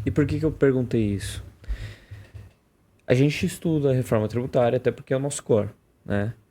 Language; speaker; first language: Portuguese; native; Portuguese